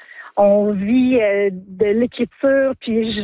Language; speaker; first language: French; native; French